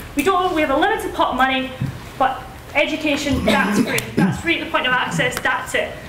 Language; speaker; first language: English; native; English